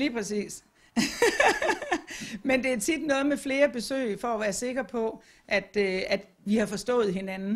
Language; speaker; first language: Danish; native; Danish